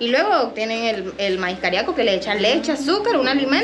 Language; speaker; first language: Spanish; native; Spanish